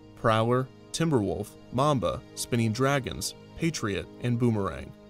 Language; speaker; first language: English; native; English